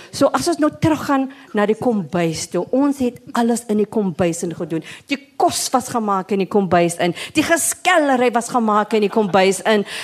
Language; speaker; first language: Afrikaans; native; Afrikaans